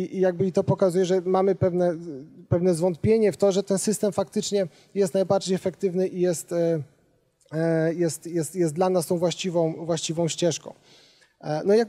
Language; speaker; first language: Polish; native; Polish